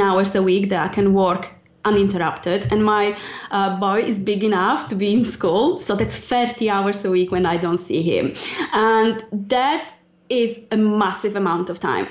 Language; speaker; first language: English; non-native, fluent; Polish